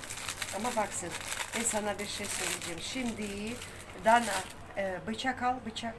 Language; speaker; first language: Turkish; non-native, learner; Russian